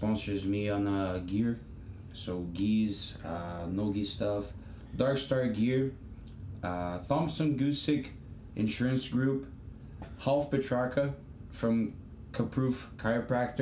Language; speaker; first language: English; non-native, fluent; Portuguese